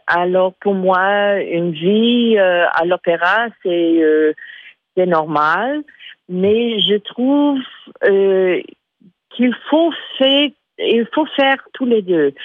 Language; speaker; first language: French; non-native, fluent; English